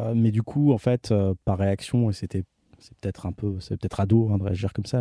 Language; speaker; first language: French; native; French